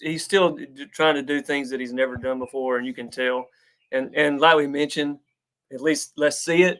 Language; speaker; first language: English; native; English